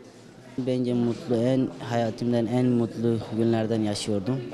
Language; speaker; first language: Turkish; non-native, fluent; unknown